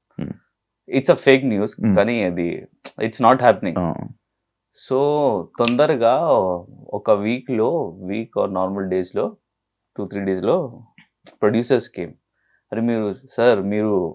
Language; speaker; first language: Telugu; non-native, local second language; Hindi